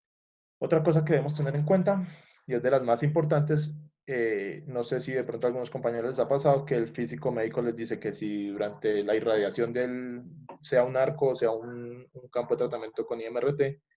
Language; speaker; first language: Spanish; native; Spanish